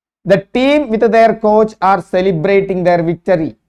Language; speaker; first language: English; non-native, local second language; Malayalam